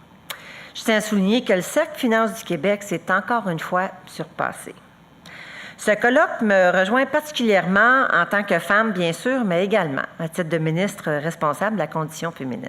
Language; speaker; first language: French; native; French